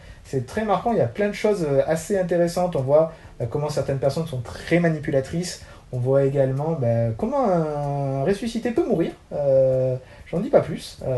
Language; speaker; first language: French; native; French